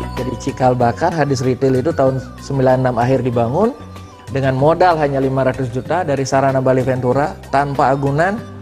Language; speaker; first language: Indonesian; non-native, local second language; Balinese